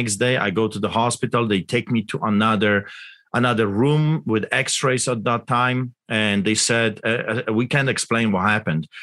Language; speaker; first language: English; non-native, fluent; Polish